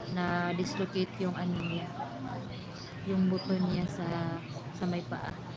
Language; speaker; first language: Filipino; non-native, local second language; Cebuano